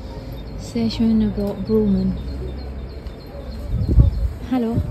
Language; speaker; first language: German; non-native, learner; Thai